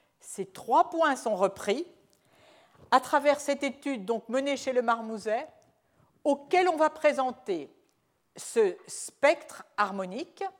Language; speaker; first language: French; native; French